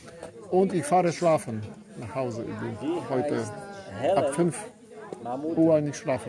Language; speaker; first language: German; non-native, learner; Polish